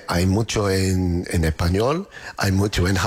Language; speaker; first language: Spanish; non-native, fluent; English